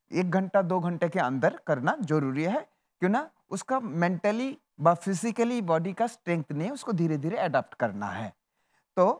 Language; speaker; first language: Hindi; non-native, local second language; Bangla